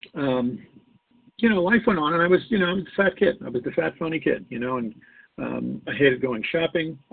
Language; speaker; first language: English; native; English